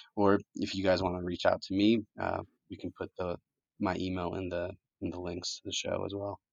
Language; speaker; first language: English; early bilingual, other home language; Spanish